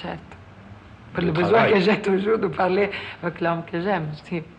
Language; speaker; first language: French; non-native, fluent; Italian